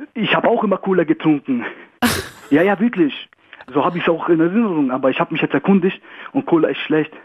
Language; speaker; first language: German; early bilingual, other home language; Greek